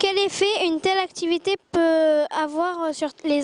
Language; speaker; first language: French; native; French